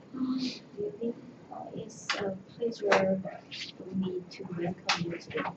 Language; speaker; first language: English; non-native, learner; Korean